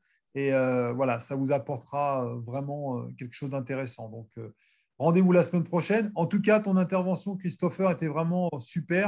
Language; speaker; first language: French; native; French